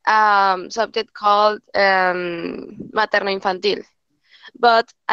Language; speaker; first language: English; non-native, learner; Spanish